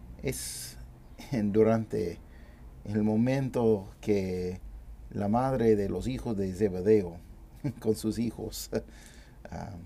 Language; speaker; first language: Spanish; non-native, fluent; English